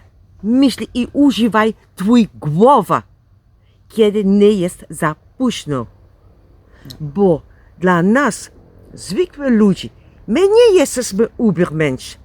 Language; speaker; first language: Polish; non-native, learner; Dutch